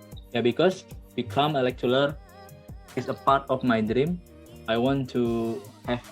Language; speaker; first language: English; non-native, fluent; Indonesian